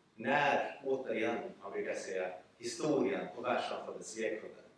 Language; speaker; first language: Swedish; early bilingual, other home language; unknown